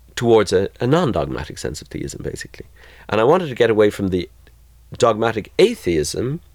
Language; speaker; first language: English; native; English